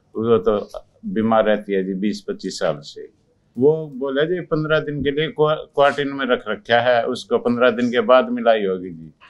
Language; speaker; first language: Hindi; native; Hindi